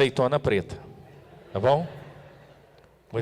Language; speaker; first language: Portuguese; native; Portuguese